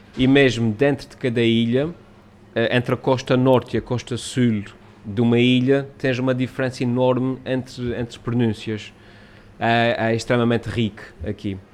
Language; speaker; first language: Portuguese; native; Portuguese